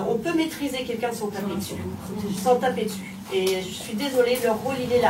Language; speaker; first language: French; native; French